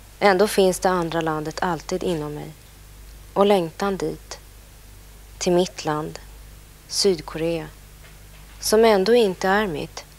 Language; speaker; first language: Swedish; native; Swedish